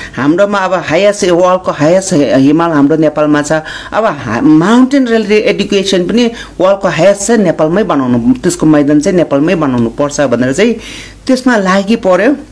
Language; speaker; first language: Nepali; non-native, local second language; Sherpa